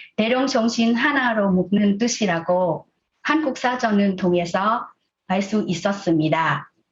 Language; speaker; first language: Korean; non-native, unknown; Thai